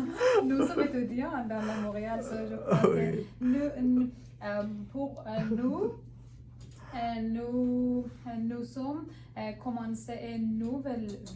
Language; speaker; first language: French; non-native, learner; Persian